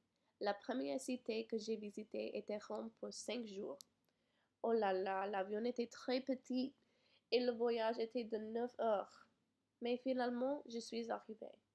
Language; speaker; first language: French; non-native, learner; English